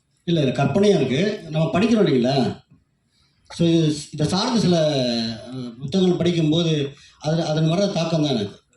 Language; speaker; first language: Tamil; native; Tamil